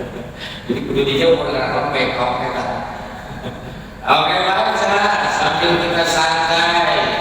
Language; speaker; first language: Indonesian; non-native, local second language; Sundanese